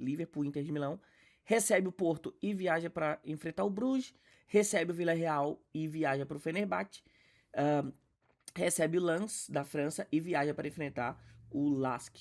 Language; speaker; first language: Portuguese; native; Portuguese